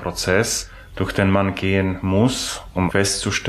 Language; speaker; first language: German; non-native, fluent; Polish